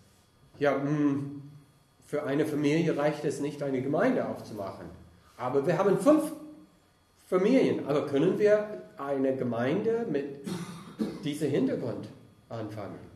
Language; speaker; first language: German; non-native, fluent; English